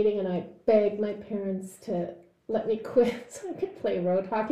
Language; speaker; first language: English; native; English